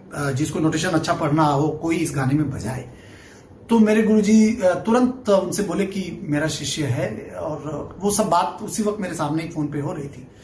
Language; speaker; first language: Hindi; non-native, local second language; Bangla